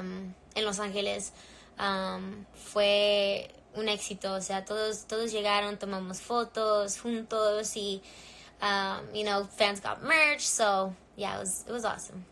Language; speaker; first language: Spanish; early bilingual, heritage; English